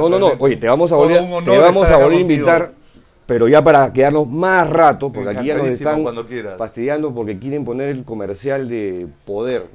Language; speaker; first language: Spanish; native; Spanish